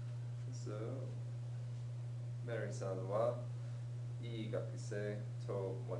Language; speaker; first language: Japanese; non-native, learner; English